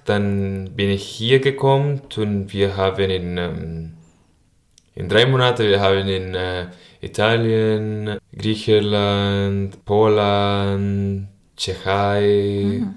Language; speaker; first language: German; non-native, learner; Spanish